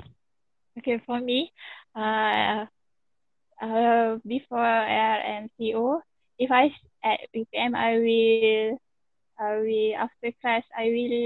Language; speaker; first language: English; non-native, local second language; Malay